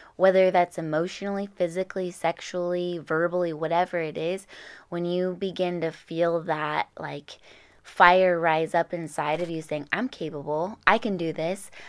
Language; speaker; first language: English; native; English